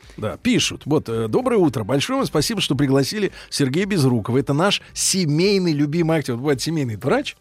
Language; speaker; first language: Russian; native; Russian